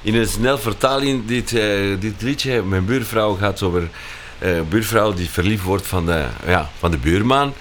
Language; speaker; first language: Dutch; non-native, fluent; Spanish